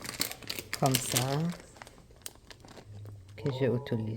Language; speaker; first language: French; non-native, learner; Persian